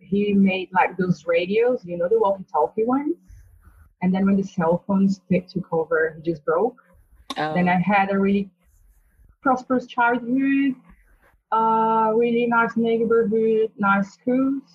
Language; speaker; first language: English; non-native, learner; Portuguese